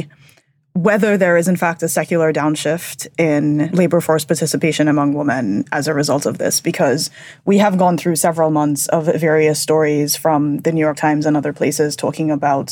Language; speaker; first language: English; native; English